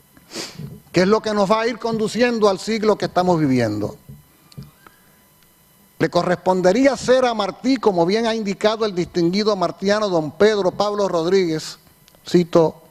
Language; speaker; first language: Spanish; native; Spanish